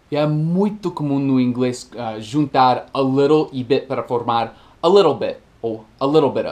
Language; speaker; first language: Portuguese; non-native, fluent; English